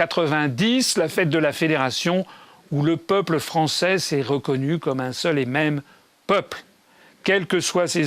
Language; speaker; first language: French; native; French